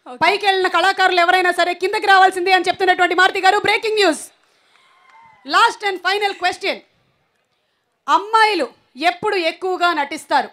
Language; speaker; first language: Telugu; native; Telugu